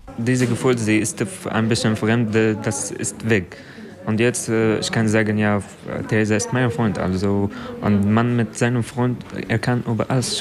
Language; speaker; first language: German; non-native, learner; Arabic